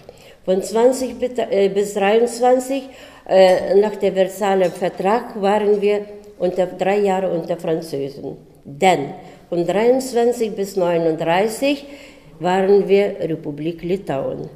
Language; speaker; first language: German; early bilingual, heritage; German